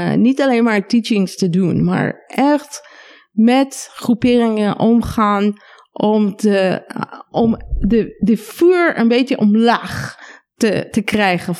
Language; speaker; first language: Dutch; non-native, fluent; Hebrew